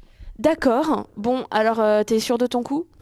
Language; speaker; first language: French; native; French